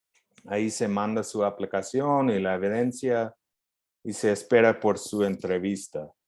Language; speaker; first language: Spanish; non-native, fluent; English